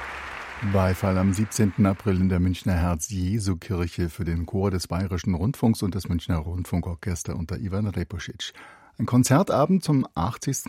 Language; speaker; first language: German; native; German